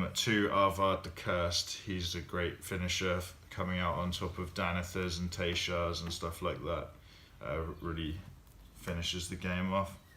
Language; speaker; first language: English; native; English